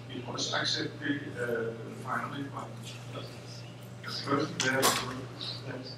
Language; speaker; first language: English; non-native, fluent; Danish